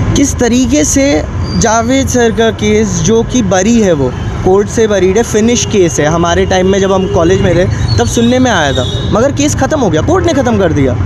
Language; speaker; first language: Hindi; non-native, local second language; Manipuri